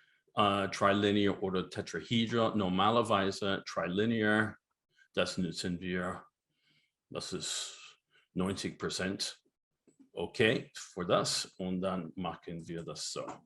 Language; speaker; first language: German; non-native, learner; English